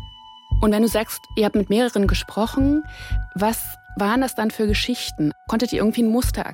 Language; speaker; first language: German; native; German